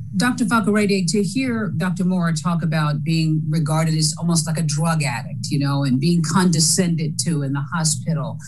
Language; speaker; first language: English; native; English